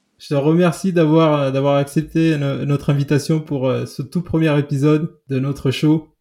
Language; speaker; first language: French; early bilingual, other home language; Kabuverdianu